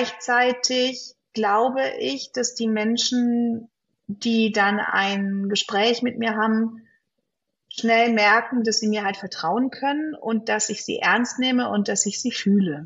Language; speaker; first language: German; native; German